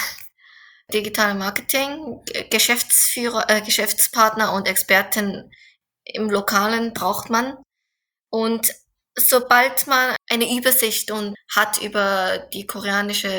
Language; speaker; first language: German; non-native, fluent; Korean